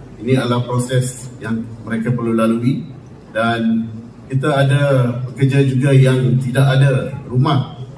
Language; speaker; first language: Malay; non-native, local second language; Tamil